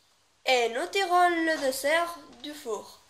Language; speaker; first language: French; non-native, learner; Spanish